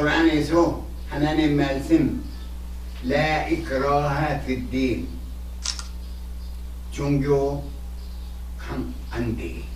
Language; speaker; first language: Korean; non-native, learner; Arabic